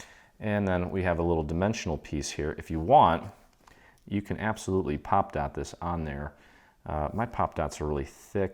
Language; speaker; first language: English; native; English